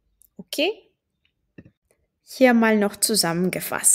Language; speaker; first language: German; non-native, fluent; Czech